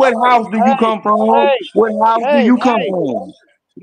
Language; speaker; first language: English; native; English